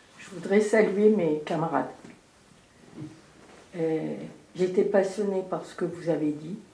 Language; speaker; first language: French; early bilingual, heritage; French